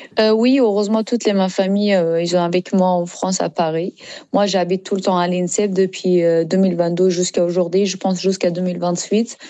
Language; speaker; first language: French; non-native, learner; Persian